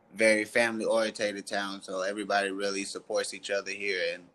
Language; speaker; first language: English; early bilingual, other home language; French